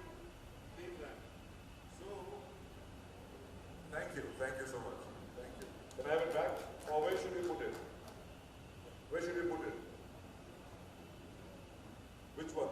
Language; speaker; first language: English; non-native, local second language; Hindi